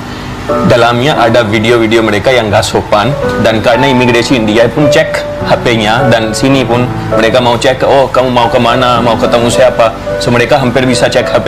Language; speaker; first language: Indonesian; non-native, fluent; Hindi